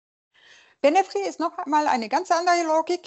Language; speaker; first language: German; non-native, local second language; French